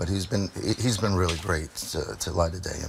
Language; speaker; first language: English; native; English